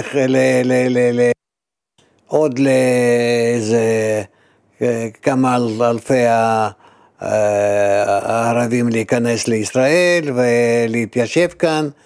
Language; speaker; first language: Hebrew; non-native, fluent; Russian